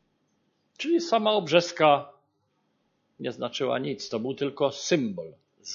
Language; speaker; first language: Polish; native; Polish